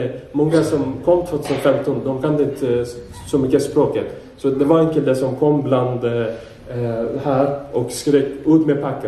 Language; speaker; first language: Swedish; non-native, fluent; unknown